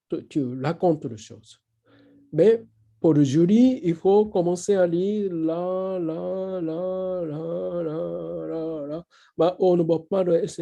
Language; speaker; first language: French; non-native, fluent; Japanese